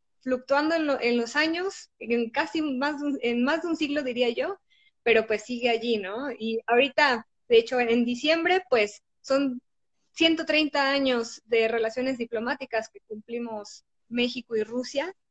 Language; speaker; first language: Spanish; native; Spanish